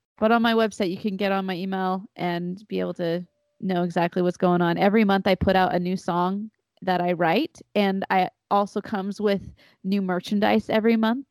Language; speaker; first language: English; native; English